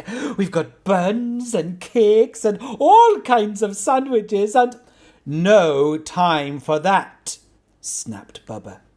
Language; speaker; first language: English; native; English